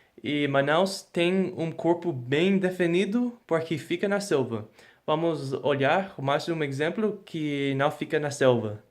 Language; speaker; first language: Portuguese; non-native, fluent; English